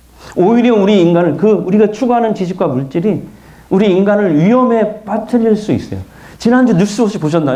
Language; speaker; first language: Korean; native; Korean